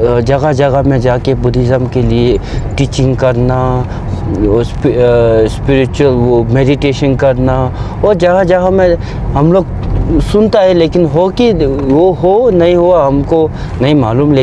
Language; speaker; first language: Hindi; non-native, fluent; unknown